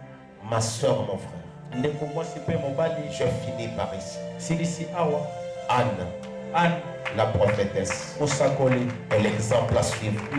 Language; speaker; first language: French; non-native, local second language; Lingala